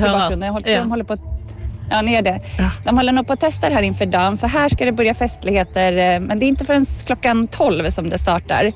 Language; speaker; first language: Swedish; native; Swedish